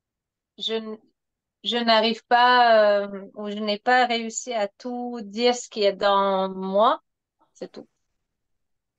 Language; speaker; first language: French; non-native, fluent; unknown